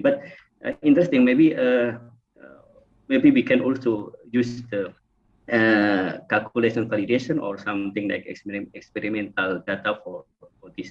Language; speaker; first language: English; non-native, fluent; Indonesian